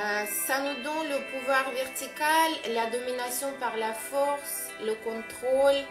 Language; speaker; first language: French; non-native, fluent; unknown